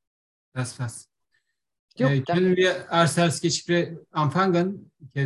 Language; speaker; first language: German; non-native, learner; Turkish